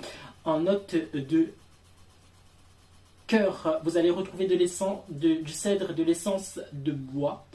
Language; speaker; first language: French; native; French